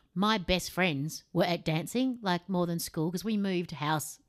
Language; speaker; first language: English; native; English